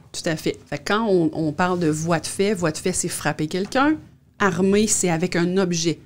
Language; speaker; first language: French; native; French